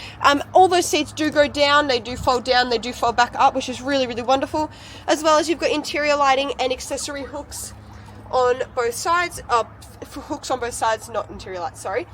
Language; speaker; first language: English; native; English